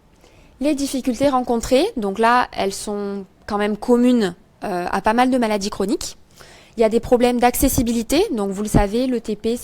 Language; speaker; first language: French; native; French